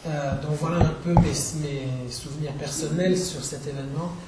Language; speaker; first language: French; non-native, fluent; Czech